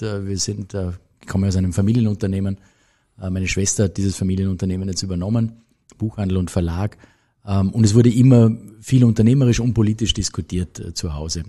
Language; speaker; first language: German; native; German